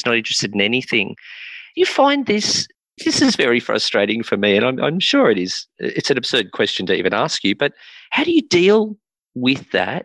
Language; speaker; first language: English; native; English